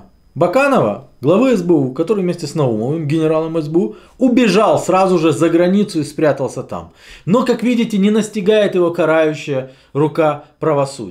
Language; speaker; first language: Russian; native; Russian